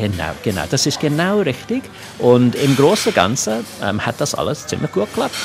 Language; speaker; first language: German; non-native, local second language; English